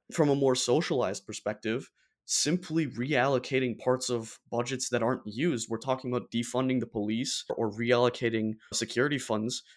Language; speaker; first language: English; non-native, fluent; German